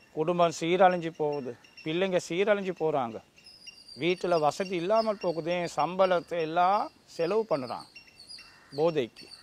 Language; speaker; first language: Tamil; non-native, local second language; Sinhala